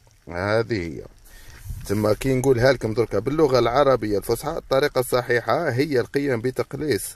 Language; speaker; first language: Arabic; native; Arabic